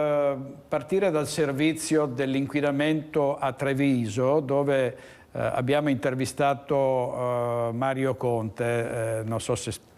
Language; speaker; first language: Italian; native; Italian